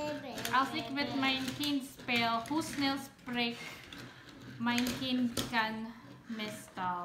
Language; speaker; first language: Dutch; non-native, learner; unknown